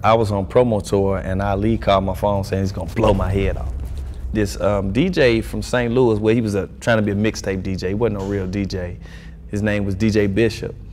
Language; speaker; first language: English; native; English